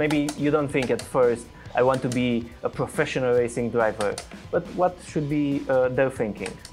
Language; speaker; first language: English; non-native, fluent; Romanian